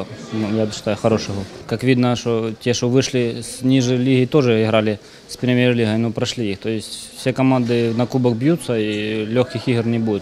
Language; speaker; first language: Russian; native; Russian